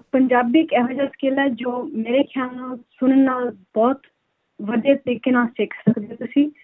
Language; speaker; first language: Punjabi; early bilingual, heritage; Punjabi